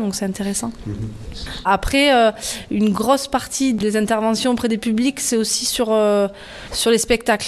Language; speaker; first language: French; native; French